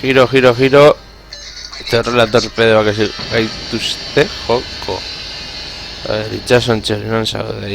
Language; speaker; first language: Basque; non-native, local second language; Spanish